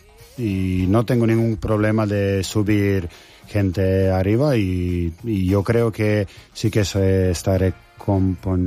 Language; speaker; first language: Spanish; non-native, fluent; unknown